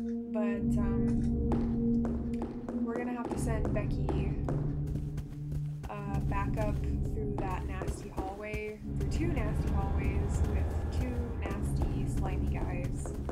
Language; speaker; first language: English; native; English